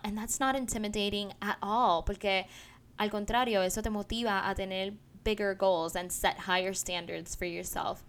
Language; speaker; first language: English; non-native, local second language; Spanish